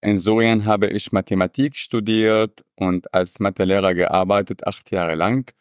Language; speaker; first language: German; non-native, fluent; Arabic